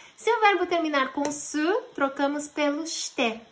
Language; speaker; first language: Portuguese; early bilingual, heritage; Japanese